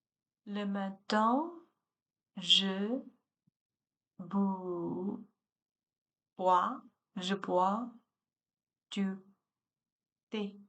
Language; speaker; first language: French; non-native, learner; Chinese